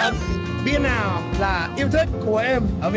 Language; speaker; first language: Vietnamese; non-native, fluent; English